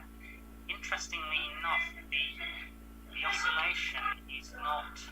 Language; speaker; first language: English; native; English